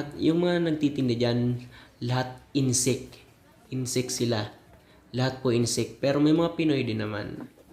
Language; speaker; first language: Filipino; non-native, local second language; Bikol